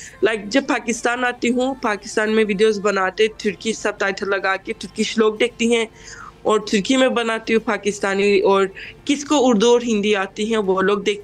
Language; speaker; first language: Hindi; non-native, fluent; Turkish